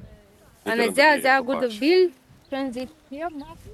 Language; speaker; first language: German; non-native, learner; Romanian